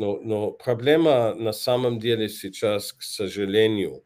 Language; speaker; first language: Russian; non-native, fluent; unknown